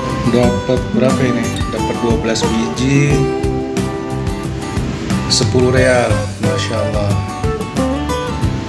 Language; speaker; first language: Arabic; non-native, learner; Indonesian